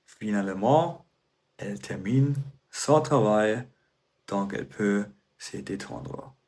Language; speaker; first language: French; non-native, fluent; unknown